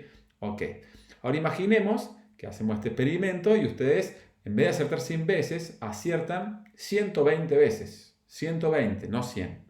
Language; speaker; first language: Spanish; native; Spanish